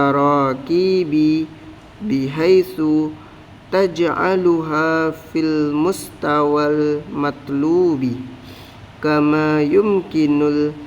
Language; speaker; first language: Arabic; non-native, learner; Indonesian